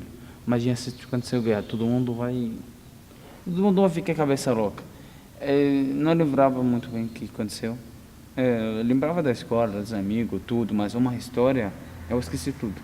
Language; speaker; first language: Portuguese; non-native, learner; Arabic